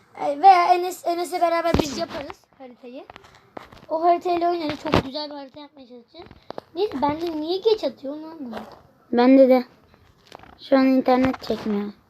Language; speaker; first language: Turkish; native; Turkish